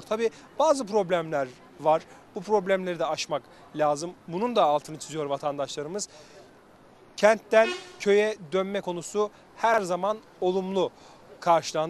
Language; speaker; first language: Turkish; native; Turkish